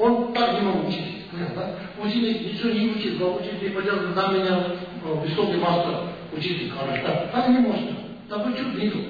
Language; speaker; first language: Russian; non-native, learner; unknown